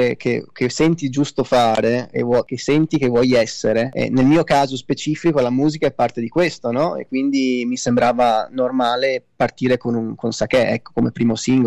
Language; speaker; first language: Italian; native; Italian